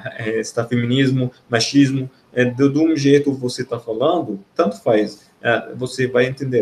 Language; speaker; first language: Portuguese; non-native, fluent; Arabic